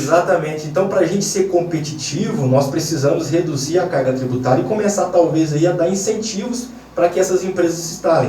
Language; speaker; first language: Portuguese; native; Portuguese